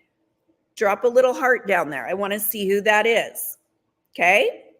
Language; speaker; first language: English; native; English